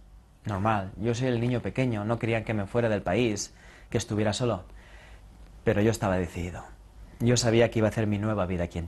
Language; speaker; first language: Spanish; native; Spanish